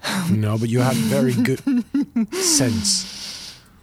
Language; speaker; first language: English; non-native, fluent; Dutch